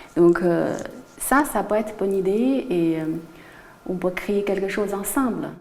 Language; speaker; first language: French; non-native, fluent; Chinese